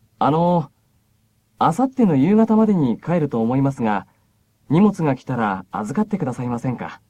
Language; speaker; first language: Japanese; native; Japanese